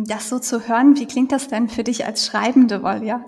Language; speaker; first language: German; native; German